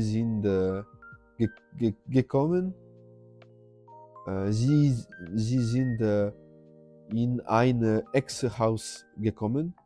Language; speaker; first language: German; non-native, learner; French